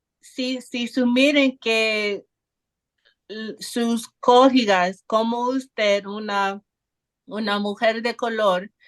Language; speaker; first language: Spanish; non-native, learner; English